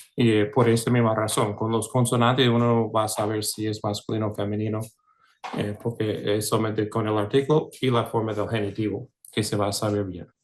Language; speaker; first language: Spanish; non-native, fluent; English